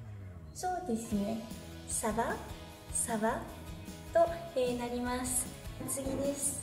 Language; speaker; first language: Japanese; non-native, fluent; French